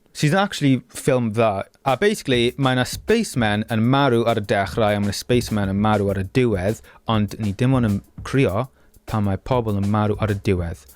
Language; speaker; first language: Welsh; non-native, local second language; English